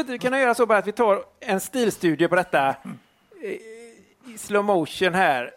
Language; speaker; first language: Swedish; native; Swedish